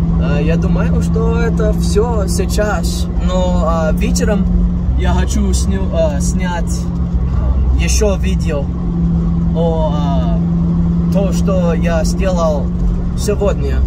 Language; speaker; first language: Russian; non-native, learner; English